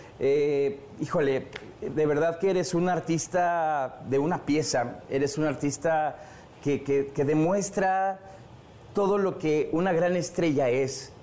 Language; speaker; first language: Spanish; native; Spanish